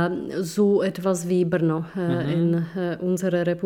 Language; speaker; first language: German; non-native, fluent; Czech